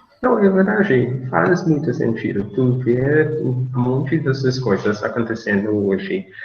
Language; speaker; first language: Portuguese; non-native, fluent; English